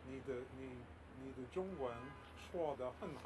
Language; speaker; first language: Chinese; non-native, learner; English